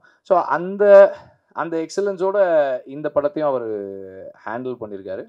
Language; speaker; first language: Tamil; native; Tamil